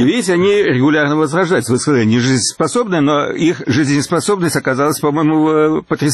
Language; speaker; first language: Russian; native; Russian